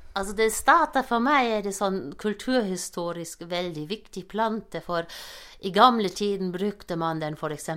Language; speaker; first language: Norwegian; non-native, fluent; German